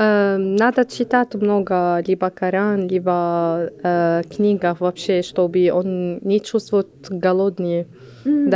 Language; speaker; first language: Russian; non-native, learner; Arabic